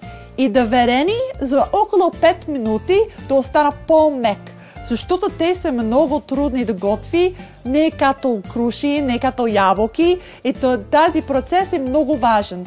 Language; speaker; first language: Bulgarian; non-native, learner; English